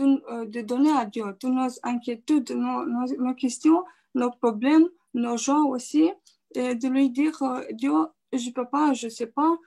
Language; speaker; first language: French; non-native, fluent; Romanian